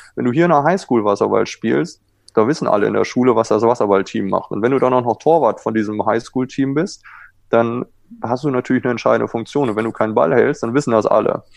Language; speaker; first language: German; native; German